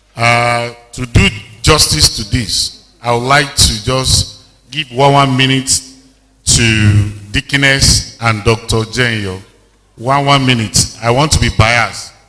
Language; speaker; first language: English; non-native, local second language; Yoruba